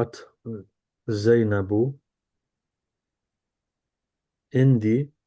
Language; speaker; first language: Arabic; non-native, learner; English